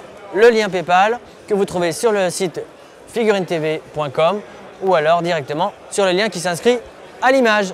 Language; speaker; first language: French; native; French